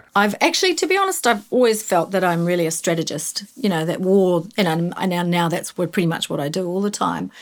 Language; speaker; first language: English; native; English